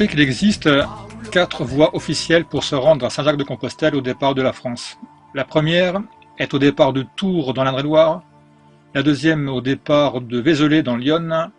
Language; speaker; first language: French; native; French